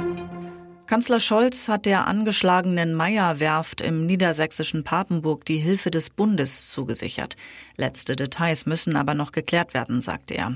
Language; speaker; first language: German; native; German